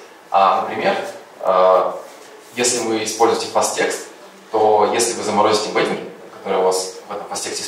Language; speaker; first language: Russian; native; Russian